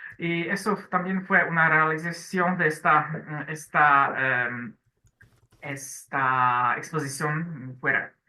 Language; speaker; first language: Spanish; non-native, learner; Polish